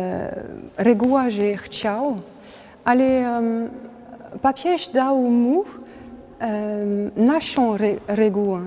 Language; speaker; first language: Polish; non-native, learner; French